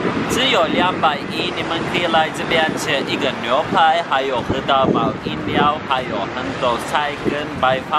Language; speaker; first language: Chinese; non-native, learner; Turkish